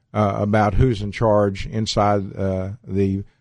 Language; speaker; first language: English; native; English